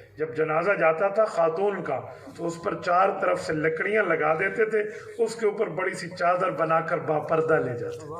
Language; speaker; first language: Urdu; non-native, local second language; Saraiki